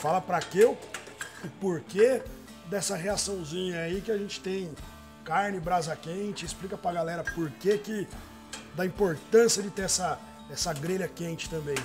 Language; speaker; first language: Portuguese; native; Portuguese